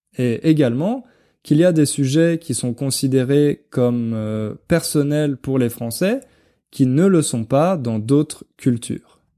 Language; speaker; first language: French; native; French